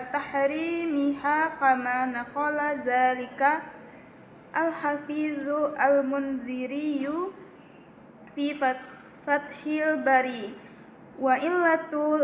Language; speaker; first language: Arabic; non-native, learner; Indonesian